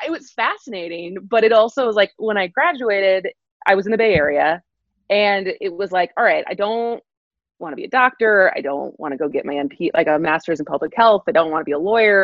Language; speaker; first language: English; native; English